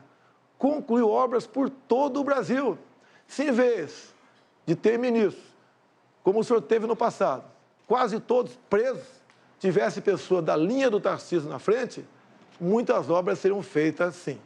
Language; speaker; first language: Portuguese; native; Portuguese